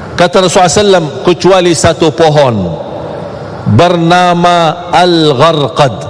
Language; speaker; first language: Malay; non-native, fluent; Arabic